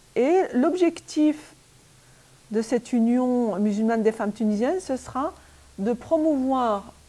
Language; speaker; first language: French; native; French